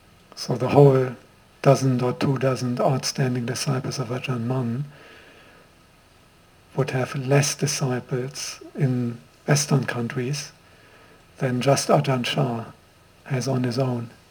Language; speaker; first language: English; non-native, fluent; German